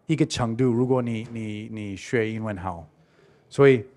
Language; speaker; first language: Chinese; non-native, fluent; English